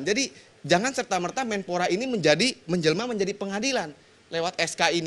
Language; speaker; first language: Indonesian; native; Indonesian